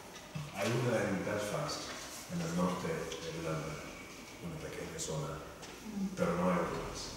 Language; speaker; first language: Spanish; non-native, fluent; English